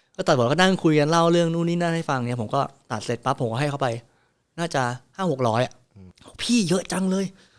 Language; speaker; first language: Thai; native; Thai